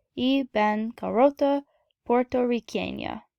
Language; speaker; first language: Spanish; non-native, learner; English